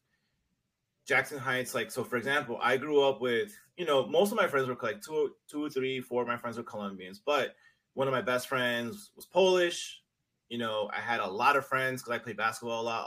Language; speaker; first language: English; early bilingual, other home language; Spanish